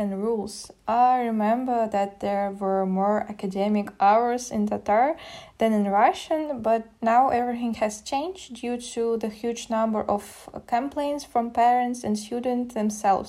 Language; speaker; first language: English; non-native, fluent; Russian